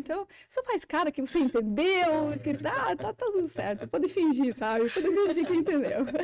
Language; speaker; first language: Portuguese; non-native, fluent; Ukrainian